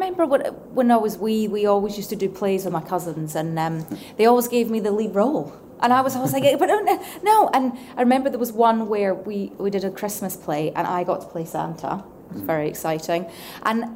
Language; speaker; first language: English; native; English